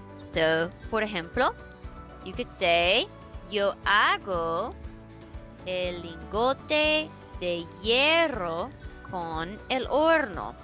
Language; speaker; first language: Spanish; non-native, fluent; English